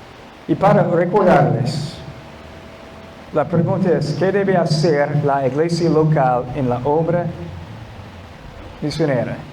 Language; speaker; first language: Spanish; non-native, fluent; English